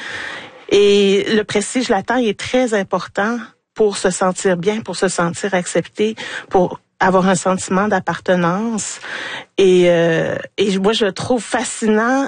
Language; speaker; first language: French; native; French